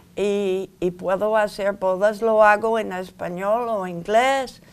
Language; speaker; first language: Spanish; non-native, fluent; English